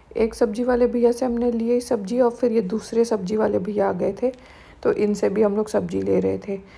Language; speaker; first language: Hindi; native; Hindi